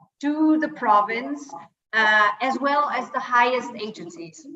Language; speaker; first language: English; non-native, fluent; German